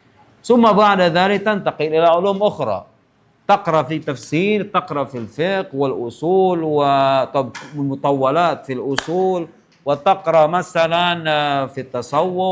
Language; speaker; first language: Arabic; non-native, fluent; Indonesian